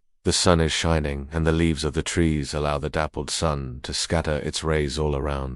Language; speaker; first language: English; native; English